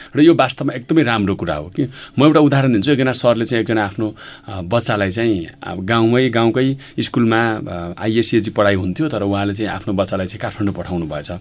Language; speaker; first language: Nepali; native; Nepali